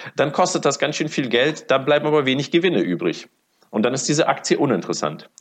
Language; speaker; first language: German; early bilingual, other home language; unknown